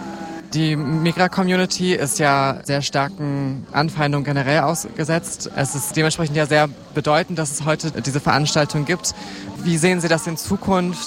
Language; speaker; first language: German; native; German